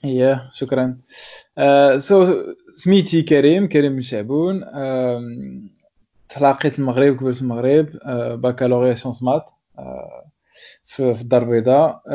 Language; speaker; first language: Arabic; native; Arabic